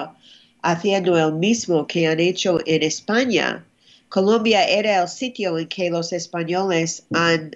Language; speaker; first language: Spanish; non-native, fluent; English